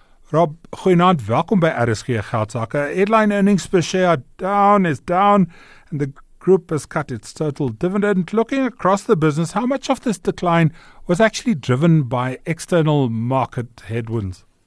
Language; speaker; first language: English; non-native, local second language; Afrikaans